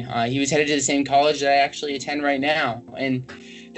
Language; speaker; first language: English; native; English